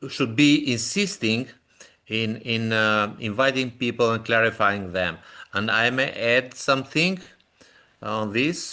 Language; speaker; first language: English; non-native, fluent; Albanian